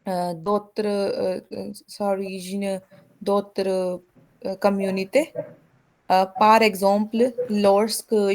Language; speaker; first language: French; non-native, learner; Hindi